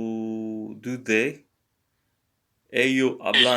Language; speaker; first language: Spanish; non-native, learner; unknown